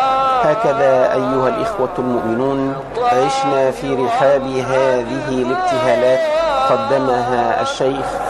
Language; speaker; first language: Arabic; native; Arabic